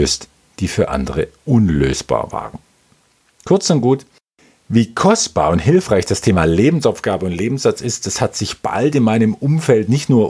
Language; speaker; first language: German; native; German